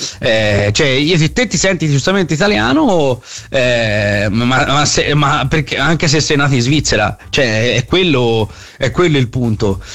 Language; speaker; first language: Italian; native; Italian